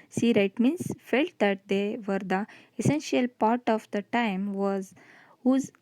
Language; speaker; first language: English; non-native, local second language; Kannada